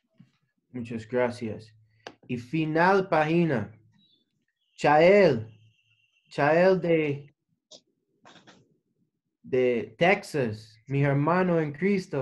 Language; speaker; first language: Spanish; non-native, learner; English